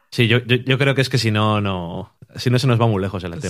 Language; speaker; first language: Spanish; native; Spanish